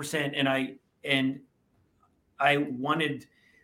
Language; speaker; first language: English; native; English